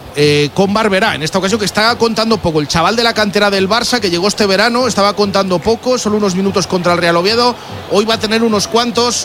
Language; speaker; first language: Spanish; native; Spanish